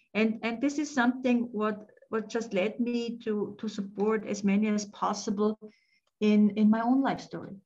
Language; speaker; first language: English; non-native, fluent; German